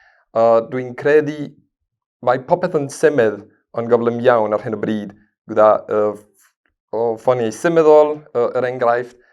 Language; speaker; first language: Welsh; non-native, fluent; Spanish